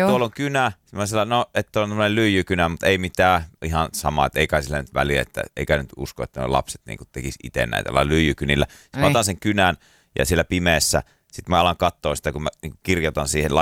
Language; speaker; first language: Finnish; native; Finnish